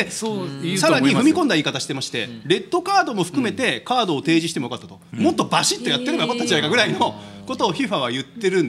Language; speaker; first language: Japanese; native; Japanese